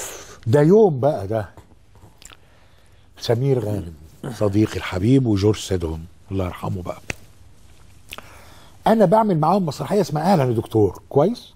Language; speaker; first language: Arabic; native; Arabic